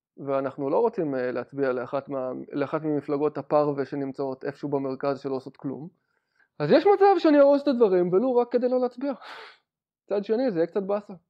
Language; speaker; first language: Hebrew; native; Hebrew